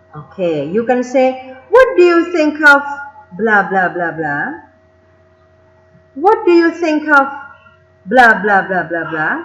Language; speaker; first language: English; non-native, fluent; Indonesian